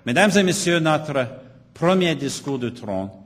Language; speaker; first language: French; non-native, local second language; English